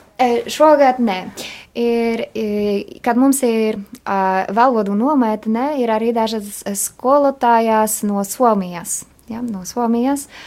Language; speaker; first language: Latvian; non-native, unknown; Polish